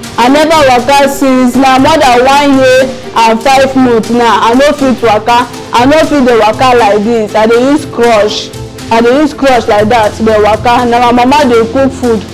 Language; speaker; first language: Nigerian Pidgin; non-native, local second language; Igbo